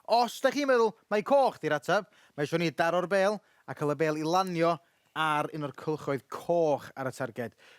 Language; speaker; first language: Welsh; native; Welsh